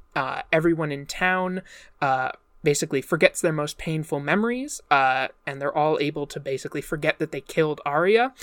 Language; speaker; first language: English; native; English